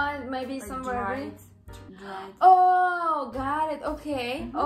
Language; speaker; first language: English; non-native, fluent; Spanish